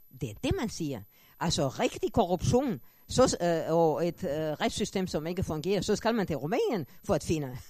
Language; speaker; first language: Danish; non-native, fluent; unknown